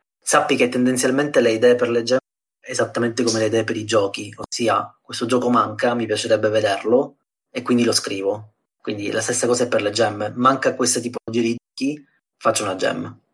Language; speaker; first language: Italian; native; Italian